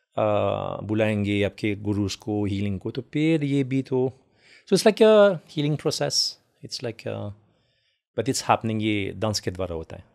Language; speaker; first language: Hindi; non-native, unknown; French